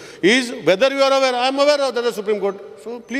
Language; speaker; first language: English; non-native, local second language; Konkani